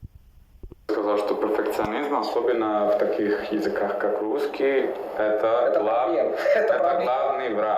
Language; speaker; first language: Russian; non-native, fluent; Italian